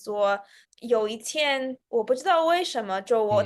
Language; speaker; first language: Chinese; non-native, fluent; Russian